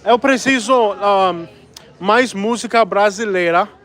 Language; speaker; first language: Portuguese; non-native, learner; Spanish